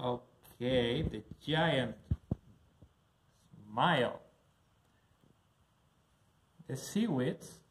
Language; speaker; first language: English; non-native, learner; Spanish